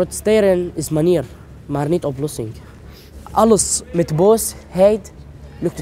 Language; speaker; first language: Dutch; non-native, learner; Arabic